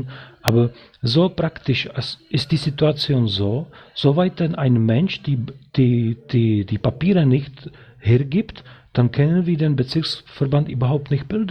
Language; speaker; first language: German; non-native, fluent; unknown